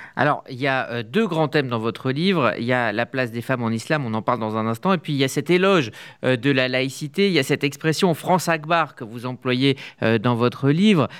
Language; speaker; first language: French; native; French